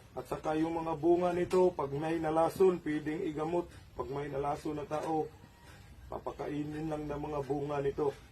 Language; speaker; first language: Filipino; non-native, local second language; Cebuano